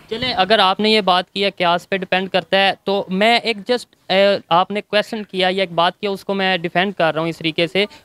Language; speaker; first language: Urdu; native; Urdu